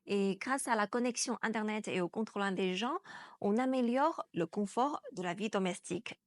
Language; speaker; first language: French; non-native, fluent; Chinese